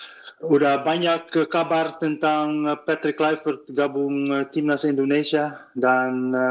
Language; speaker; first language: Indonesian; non-native, fluent; Dutch